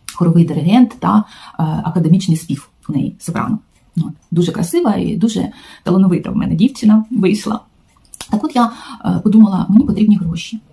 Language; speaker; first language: Ukrainian; non-native, local second language; Russian